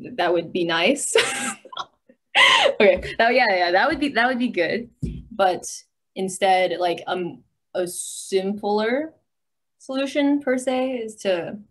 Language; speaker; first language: English; native; English